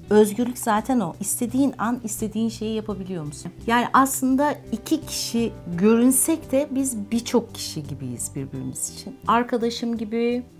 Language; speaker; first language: Turkish; native; Turkish